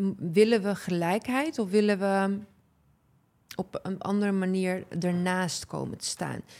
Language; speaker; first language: Dutch; early bilingual, other home language; Arabic